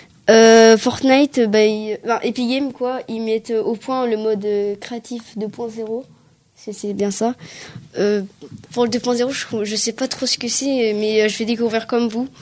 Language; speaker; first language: French; native; French